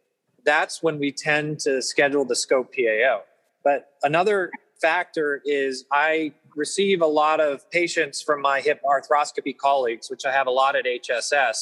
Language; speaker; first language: English; native; English